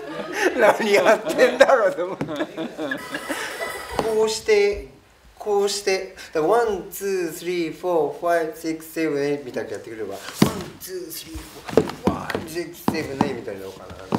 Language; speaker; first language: Japanese; native; Japanese